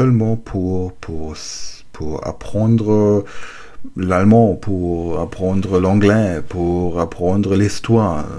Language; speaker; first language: French; non-native, learner; German